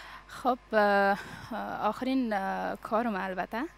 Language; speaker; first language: Persian; native; Persian